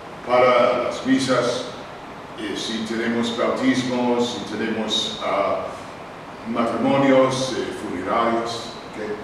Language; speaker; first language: Spanish; non-native, learner; English